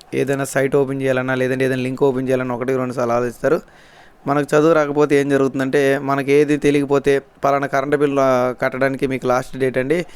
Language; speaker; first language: Telugu; native; Telugu